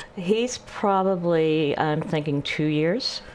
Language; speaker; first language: English; native; English